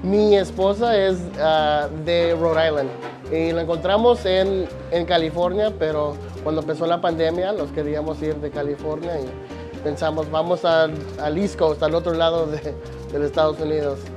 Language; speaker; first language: Spanish; early bilingual, other home language; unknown